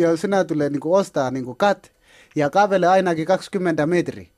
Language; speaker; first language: Finnish; non-native, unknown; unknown